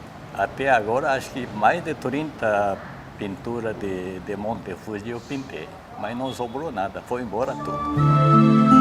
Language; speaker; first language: Portuguese; non-native, learner; Japanese